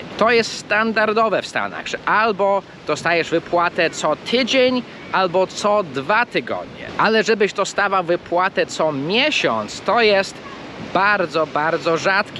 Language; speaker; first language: Polish; early bilingual, heritage; Polish